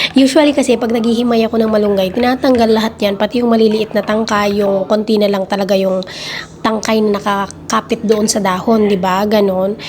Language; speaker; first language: Filipino; non-native, local second language; Iloko